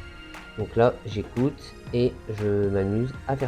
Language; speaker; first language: French; native; French